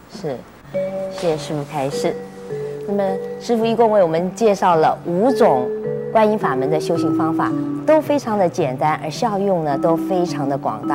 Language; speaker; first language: Chinese; native; Chinese